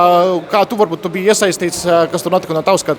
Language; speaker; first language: Latvian; native; Latvian